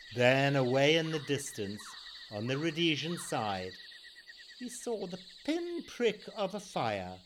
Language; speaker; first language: English; native; English